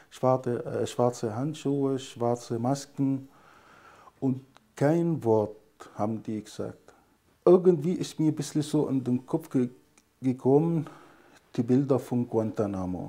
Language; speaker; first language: German; non-native, fluent; Arabic